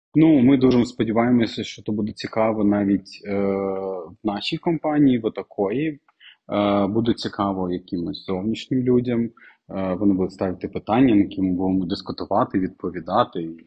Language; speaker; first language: Ukrainian; non-native, local second language; Russian